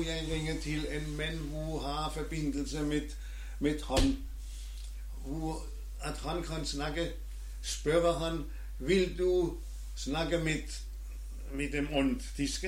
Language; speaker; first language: Danish; non-native, learner; German